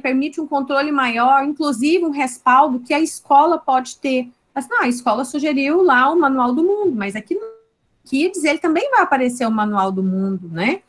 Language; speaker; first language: Portuguese; native; Portuguese